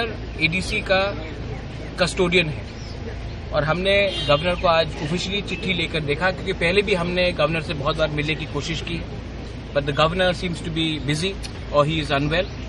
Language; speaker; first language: Hindi; non-native, local second language; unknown